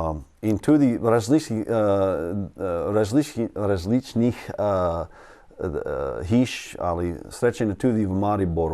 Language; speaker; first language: Slovenian; non-native, learner; English